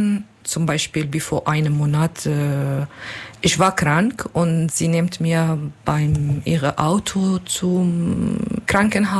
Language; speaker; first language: German; non-native, learner; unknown